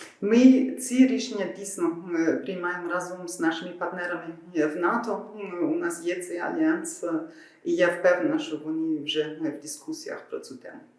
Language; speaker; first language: Ukrainian; non-native, fluent; German